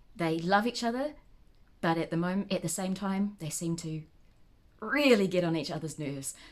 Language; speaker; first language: English; native; English